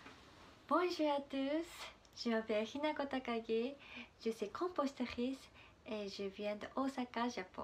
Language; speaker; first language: French; non-native, learner; Japanese